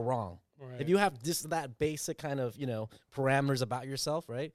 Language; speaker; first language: English; early bilingual, other home language; Vietnamese